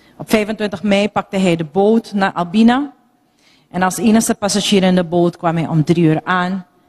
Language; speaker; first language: Dutch; native; Dutch